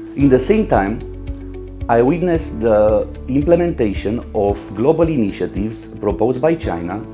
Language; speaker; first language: English; non-native, fluent; Romanian